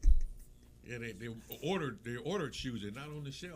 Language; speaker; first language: English; native; English